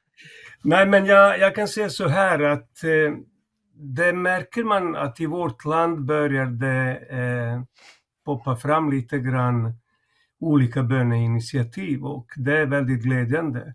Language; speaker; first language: Swedish; non-native, fluent; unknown